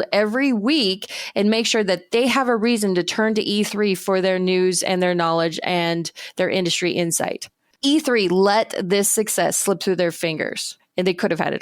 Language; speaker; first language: English; native; English